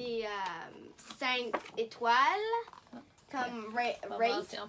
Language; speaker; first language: French; non-native, local second language; English